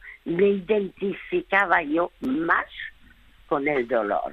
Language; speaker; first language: Spanish; early bilingual, other home language; French